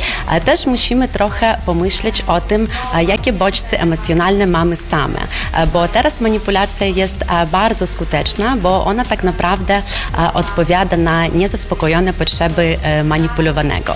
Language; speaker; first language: Polish; non-native, fluent; Ukrainian